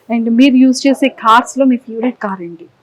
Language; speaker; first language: Telugu; native; Telugu